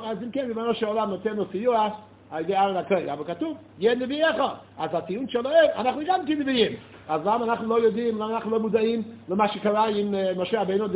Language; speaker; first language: Hebrew; non-native, fluent; English